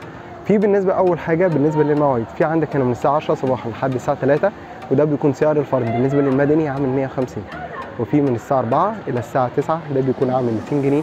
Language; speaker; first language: Arabic; native; Arabic